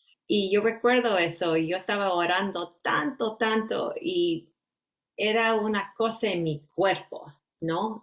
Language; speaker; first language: Spanish; early bilingual, heritage; Spanish